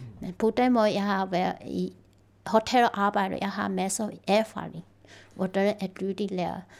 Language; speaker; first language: Danish; non-native, learner; Chinese